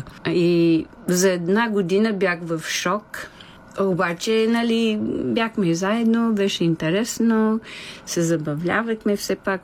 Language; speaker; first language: Bulgarian; non-native, fluent; English